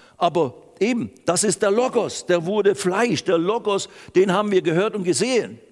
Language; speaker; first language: German; native; German